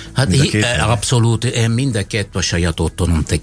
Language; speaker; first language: Hungarian; non-native, learner; Italian